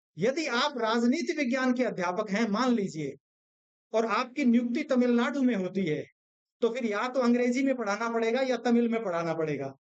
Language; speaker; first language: Hindi; non-native, local second language; Gujarati